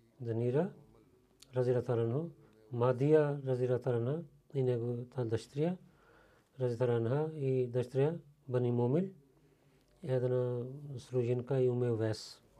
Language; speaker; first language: Bulgarian; non-native, learner; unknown